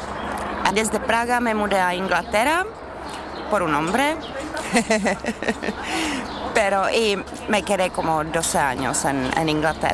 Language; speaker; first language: Spanish; non-native, learner; Czech